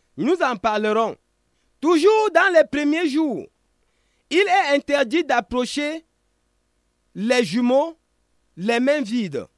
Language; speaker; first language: French; non-native, local second language; Ghomala